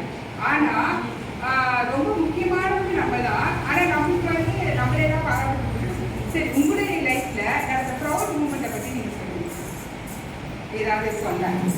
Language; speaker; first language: Tamil; native; Tamil